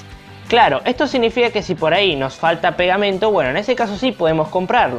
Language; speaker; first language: Spanish; native; Spanish